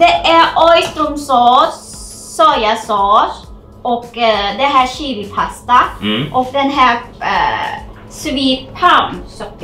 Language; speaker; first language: Swedish; non-native, learner; Thai